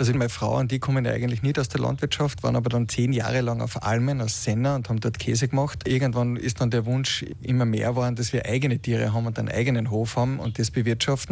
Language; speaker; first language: German; native; German